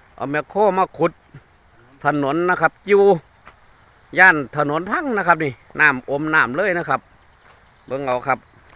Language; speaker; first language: Thai; native; Thai